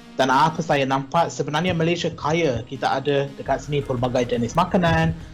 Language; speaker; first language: Malay; non-native, fluent; English